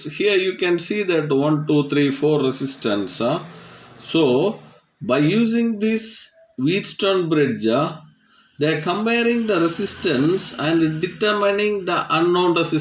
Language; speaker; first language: English; non-native, local second language; Tamil